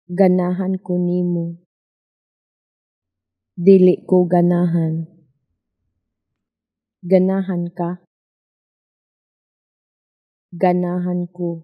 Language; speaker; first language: Cebuano; non-native, learner; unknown